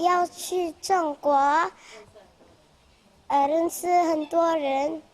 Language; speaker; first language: Chinese; non-native, learner; Indonesian